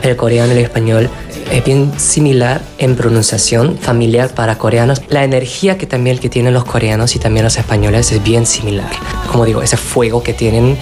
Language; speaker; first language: Spanish; non-native, fluent; Korean